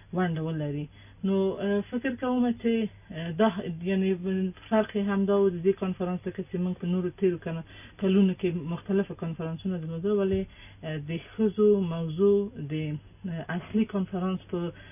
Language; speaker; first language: Pashto; non-native, local second language; Persian